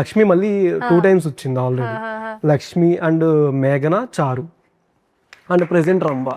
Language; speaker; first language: Telugu; native; Telugu